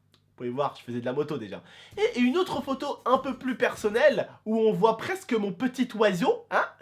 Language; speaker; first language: French; early bilingual, other home language; Arabic